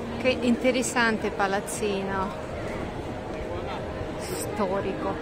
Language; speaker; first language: Italian; non-native, learner; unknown